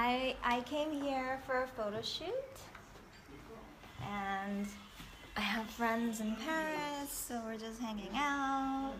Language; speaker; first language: English; early bilingual, other home language; Korean